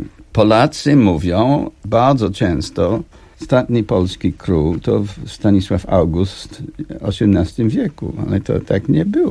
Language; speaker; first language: Polish; non-native, fluent; English